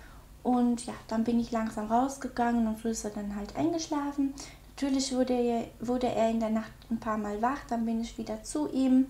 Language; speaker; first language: German; native; German